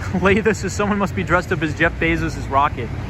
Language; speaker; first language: English; native; English